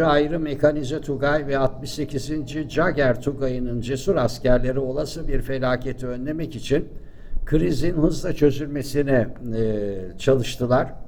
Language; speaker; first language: Turkish; native; Turkish